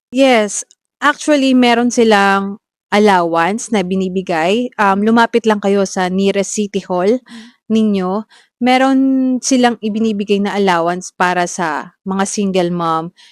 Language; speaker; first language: Filipino; native; Filipino